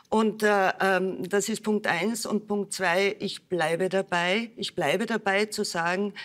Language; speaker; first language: German; native; German